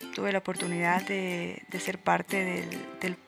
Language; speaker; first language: Spanish; native; Spanish